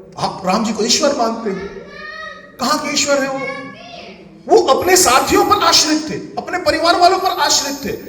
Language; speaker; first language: Hindi; non-native, local second language; Chhattisgarhi